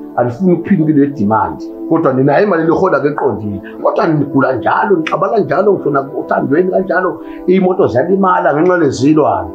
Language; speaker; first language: Zulu; native; Zulu